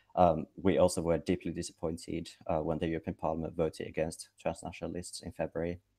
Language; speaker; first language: English; non-native, fluent; Finnish